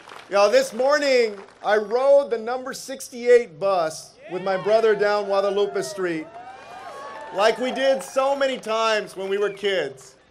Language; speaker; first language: English; early bilingual, other home language; Spanish